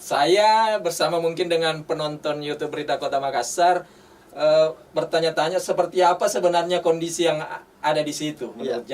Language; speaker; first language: Indonesian; native; Indonesian